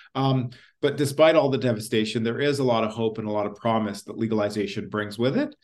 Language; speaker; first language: English; native; English